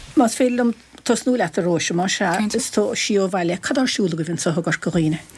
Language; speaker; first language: Irish; native; Irish